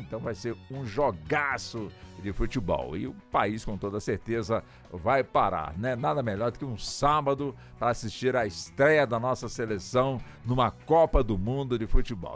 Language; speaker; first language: Portuguese; native; Portuguese